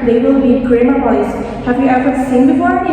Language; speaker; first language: English; non-native, fluent; Indonesian